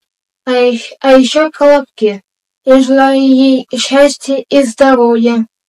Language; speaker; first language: Russian; non-native, local second language; Yakut